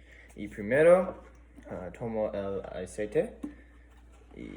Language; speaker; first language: Spanish; non-native, learner; English